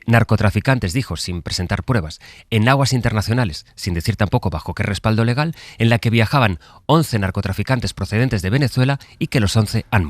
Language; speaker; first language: Spanish; native; Spanish